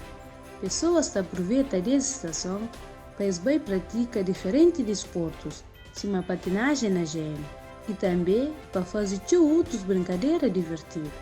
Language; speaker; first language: Portuguese; non-native, local second language; Kabuverdianu